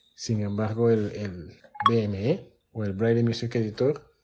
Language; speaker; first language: Spanish; native; Spanish